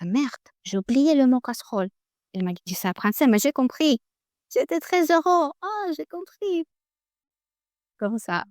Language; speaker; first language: French; non-native, learner; Russian